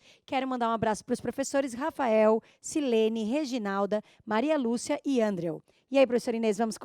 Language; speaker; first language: Portuguese; native; Portuguese